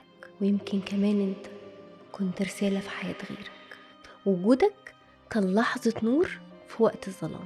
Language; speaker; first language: Arabic; native; Arabic